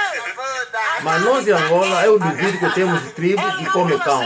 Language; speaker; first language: Portuguese; non-native, local second language; Kongo